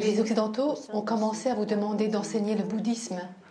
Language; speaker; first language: French; native; French